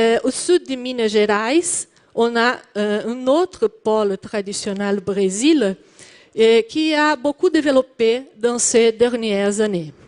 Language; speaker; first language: French; non-native, learner; Portuguese